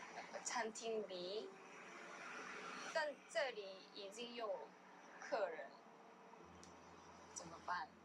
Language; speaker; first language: Chinese; non-native, learner; Korean